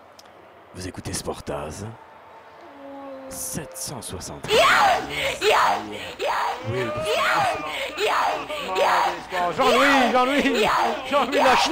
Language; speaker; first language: French; native; French